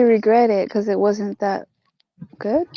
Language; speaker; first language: English; native; English